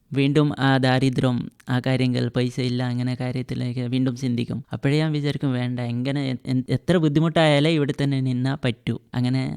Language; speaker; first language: Malayalam; non-native, fluent; Assamese